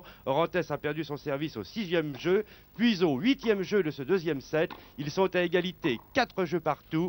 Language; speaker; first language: French; native; French